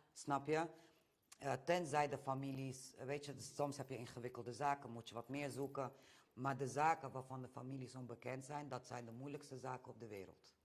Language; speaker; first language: Dutch; early bilingual, other home language; Romany